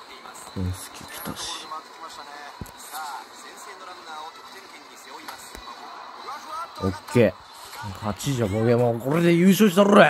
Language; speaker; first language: Japanese; native; Japanese